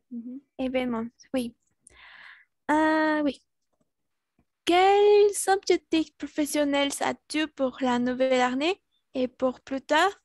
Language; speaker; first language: French; non-native, learner; Spanish